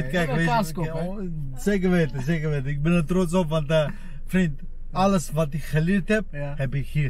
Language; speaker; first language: Dutch; non-native, fluent; Armenian